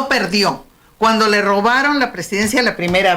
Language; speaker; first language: Spanish; native; Spanish